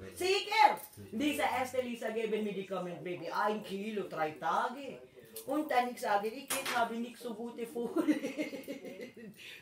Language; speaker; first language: German; non-native, learner; Filipino